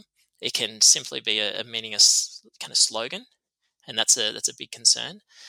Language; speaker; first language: English; native; English